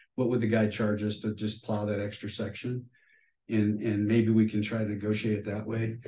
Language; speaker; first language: English; native; English